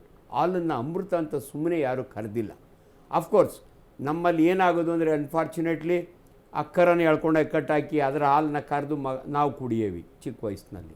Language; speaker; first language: Kannada; native; Kannada